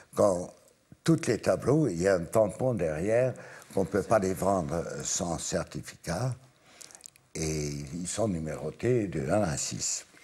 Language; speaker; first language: French; non-native, fluent; Hungarian